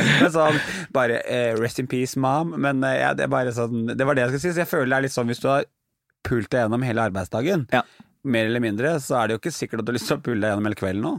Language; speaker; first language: Norwegian; native; Norwegian